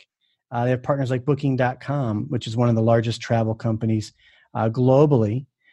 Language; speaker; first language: English; native; English